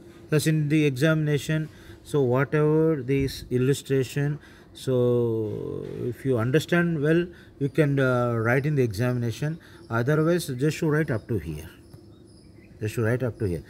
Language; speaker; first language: English; non-native, local second language; Telugu